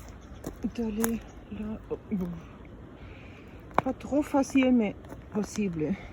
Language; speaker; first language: French; non-native, fluent; German